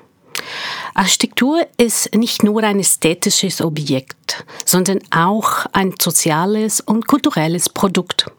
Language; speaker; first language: German; non-native, fluent; Portuguese